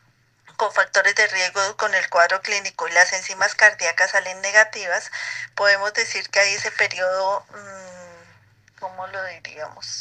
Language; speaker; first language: Spanish; native; Spanish